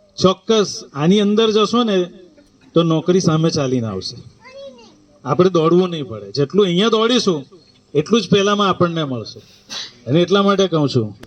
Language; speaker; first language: Gujarati; native; Gujarati